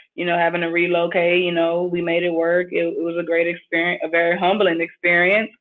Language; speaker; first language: English; native; English